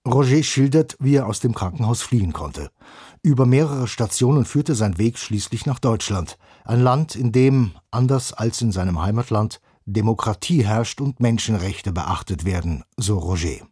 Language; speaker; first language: German; native; German